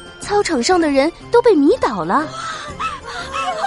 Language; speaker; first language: Chinese; native; Chinese